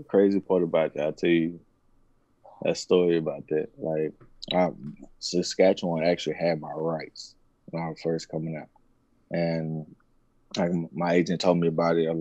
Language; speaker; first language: English; native; English